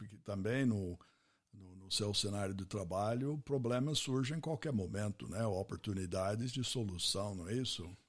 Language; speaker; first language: Portuguese; non-native, fluent; English